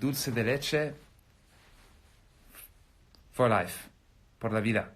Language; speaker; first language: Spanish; non-native, learner; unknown